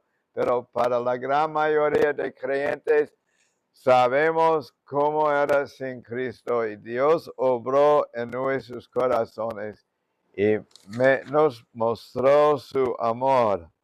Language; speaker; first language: Spanish; non-native, fluent; English